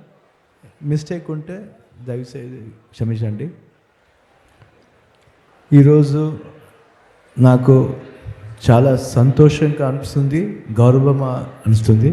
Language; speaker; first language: Telugu; non-native, learner; Kannada